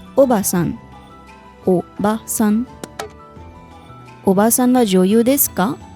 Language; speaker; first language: Japanese; non-native, fluent; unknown